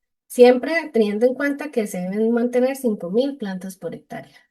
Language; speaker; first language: Spanish; native; Spanish